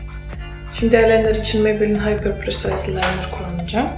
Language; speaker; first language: Turkish; non-native, fluent; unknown